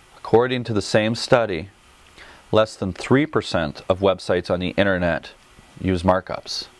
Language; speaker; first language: English; native; English